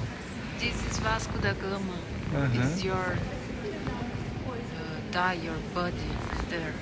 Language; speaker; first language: English; non-native, learner; Portuguese